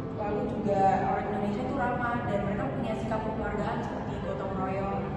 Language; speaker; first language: Indonesian; native; Indonesian